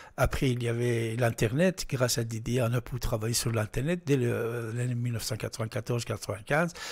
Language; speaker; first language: French; non-native, fluent; Persian